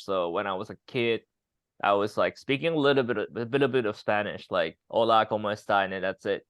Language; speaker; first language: English; non-native, fluent; Chinese